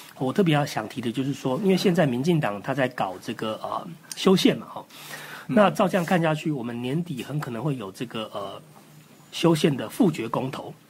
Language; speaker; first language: Chinese; native; Chinese